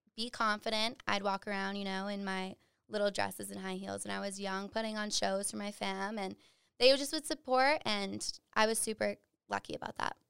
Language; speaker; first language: English; native; English